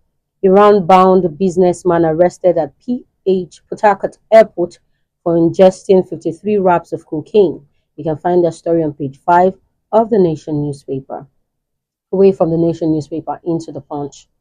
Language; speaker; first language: English; non-native, local second language; Yoruba